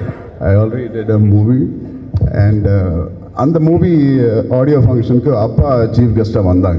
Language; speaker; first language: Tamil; non-native, learner; Telugu